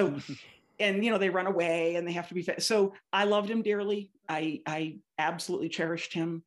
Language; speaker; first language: English; native; English